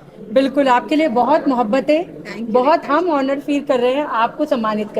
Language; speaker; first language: Hindi; native; Hindi